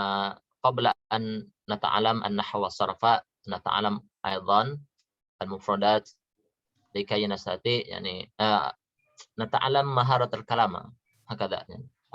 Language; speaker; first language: Arabic; non-native, fluent; Indonesian